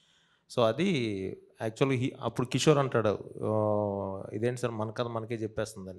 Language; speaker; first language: Telugu; native; Telugu